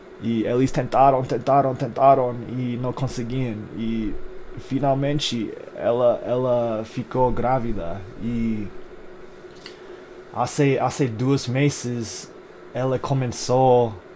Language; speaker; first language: Portuguese; non-native, fluent; English